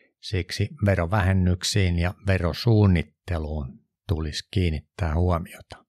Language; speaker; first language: Finnish; native; Finnish